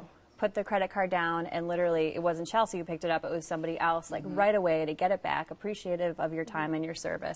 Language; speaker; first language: English; native; English